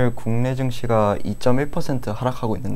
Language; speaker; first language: Korean; native; Korean